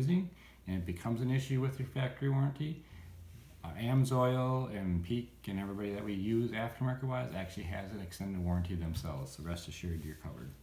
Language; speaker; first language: English; native; English